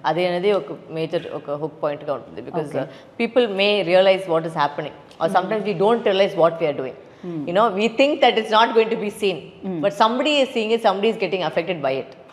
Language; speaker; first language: Telugu; non-native, local second language; Tamil